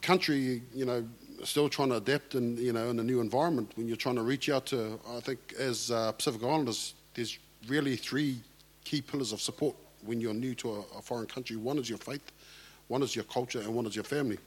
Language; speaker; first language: English; native; English